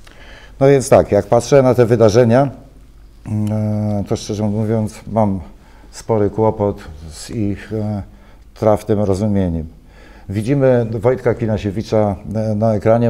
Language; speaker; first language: Polish; native; Polish